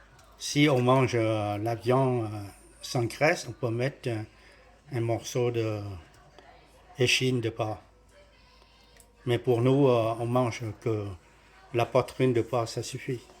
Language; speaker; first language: French; non-native, fluent; Vietnamese